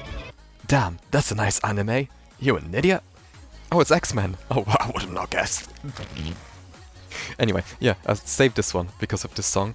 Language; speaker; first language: English; native; English